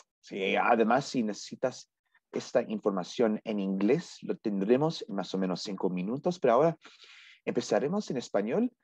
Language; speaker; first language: Spanish; non-native, fluent; English